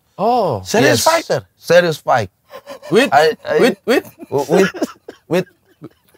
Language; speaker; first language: English; non-native, learner; Indonesian